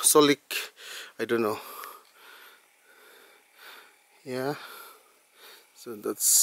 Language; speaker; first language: English; non-native, local second language; Filipino